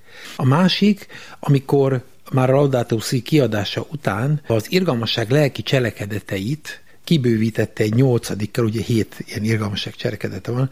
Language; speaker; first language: Hungarian; native; Hungarian